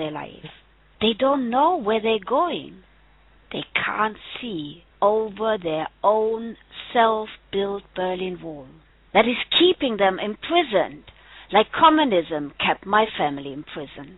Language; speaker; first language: English; non-native, fluent; German